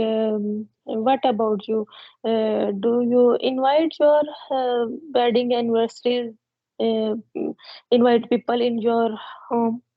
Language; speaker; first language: English; non-native, learner; Punjabi